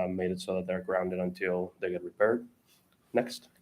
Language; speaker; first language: English; non-native, fluent; Spanish